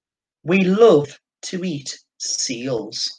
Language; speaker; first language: English; native; English